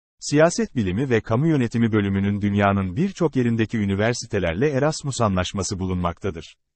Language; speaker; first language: Turkish; native; Turkish